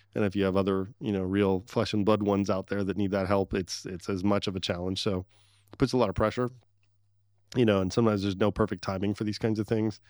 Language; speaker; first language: English; early bilingual, other home language; Arabic